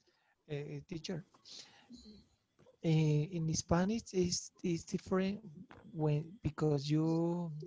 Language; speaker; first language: English; non-native, learner; Spanish